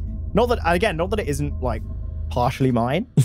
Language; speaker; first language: English; native; English